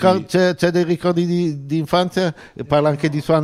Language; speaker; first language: Italian; native; Italian